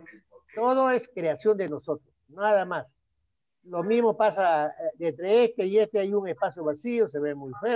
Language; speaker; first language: Spanish; native; Spanish